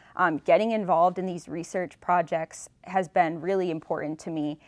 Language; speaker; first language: English; native; English